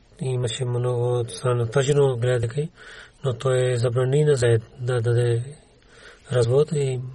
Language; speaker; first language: Bulgarian; non-native, learner; Urdu